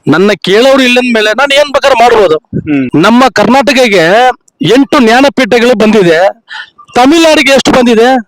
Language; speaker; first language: Kannada; native; Kannada